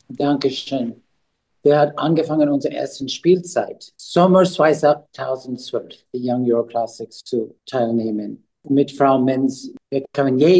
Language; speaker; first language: German; non-native, learner; English